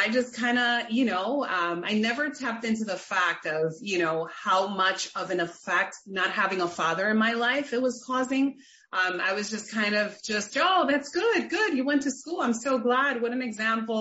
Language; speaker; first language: English; native; English